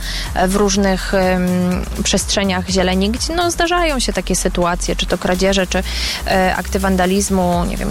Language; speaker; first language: Polish; native; Polish